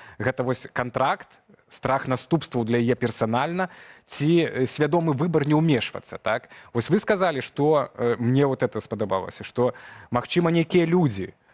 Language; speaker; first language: Belarusian; native; Belarusian